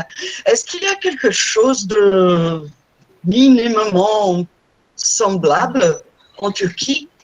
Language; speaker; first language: French; non-native, fluent; Portuguese